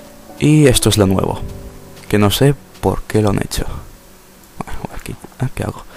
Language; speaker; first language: Spanish; native; Spanish